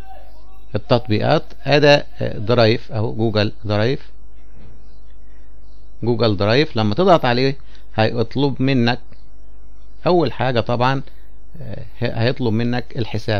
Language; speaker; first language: Arabic; native; Arabic